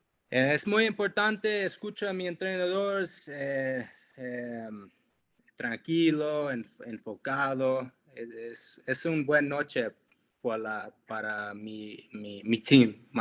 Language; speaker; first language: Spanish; non-native, learner; English